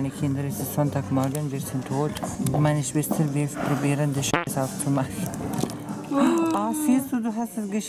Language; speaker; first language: German; early bilingual, other home language; Spanish